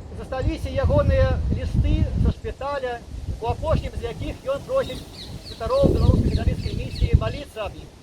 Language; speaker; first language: Belarusian; native; Belarusian